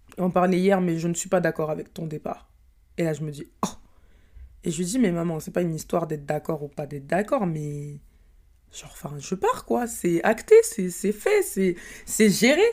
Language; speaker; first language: French; early bilingual, other home language; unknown